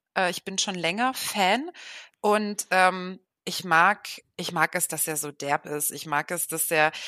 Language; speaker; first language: German; native; German